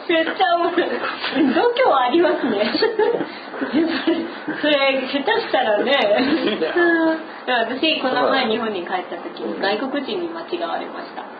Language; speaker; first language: Japanese; native; Japanese